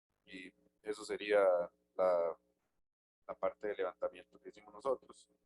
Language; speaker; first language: Spanish; native; Spanish